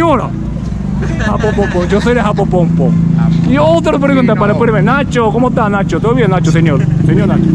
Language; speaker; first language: Spanish; non-native, learner; Japanese